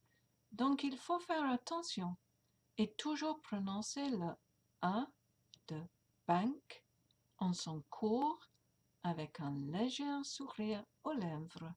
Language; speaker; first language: French; non-native, fluent; English